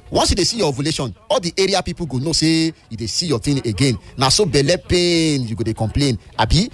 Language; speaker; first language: Nigerian Pidgin; native; Nigerian Pidgin